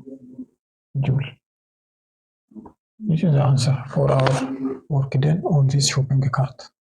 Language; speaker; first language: English; non-native, local second language; Oromo